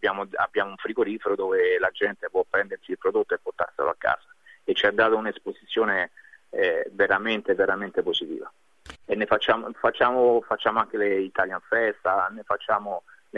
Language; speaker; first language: Italian; native; Italian